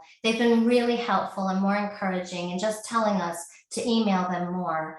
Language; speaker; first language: English; native; English